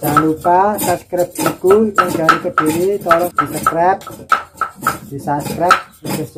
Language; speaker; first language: Indonesian; non-native, local second language; Javanese